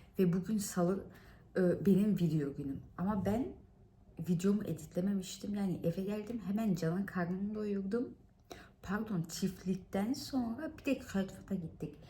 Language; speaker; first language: Turkish; early bilingual, heritage; Turkish